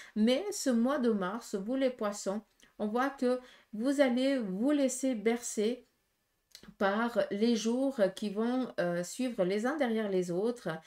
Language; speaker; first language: French; native; French